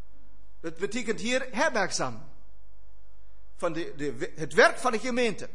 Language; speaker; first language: Dutch; non-native, fluent; German